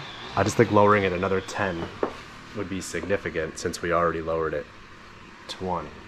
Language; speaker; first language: English; native; English